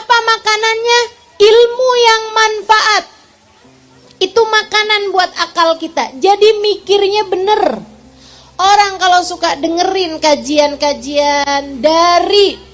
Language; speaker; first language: Indonesian; native; Indonesian